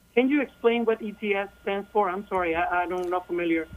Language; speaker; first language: English; non-native, fluent; Spanish